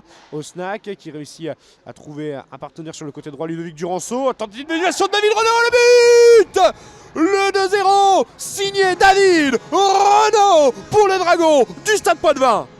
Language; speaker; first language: French; native; French